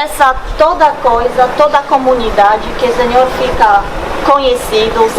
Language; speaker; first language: Portuguese; non-native, learner; Polish